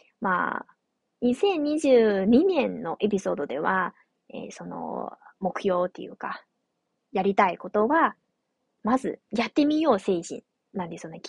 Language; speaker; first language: Japanese; non-native, fluent; Chinese